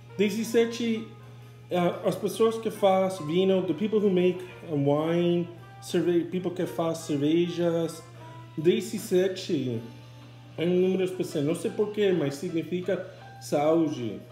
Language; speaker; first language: Portuguese; non-native, learner; English